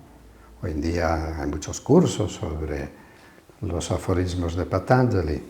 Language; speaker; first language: Spanish; native; Spanish